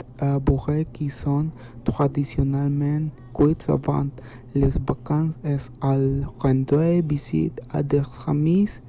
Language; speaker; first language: French; non-native, learner; Spanish